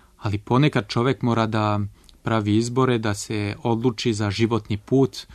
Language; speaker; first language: Serbian; non-native, fluent; French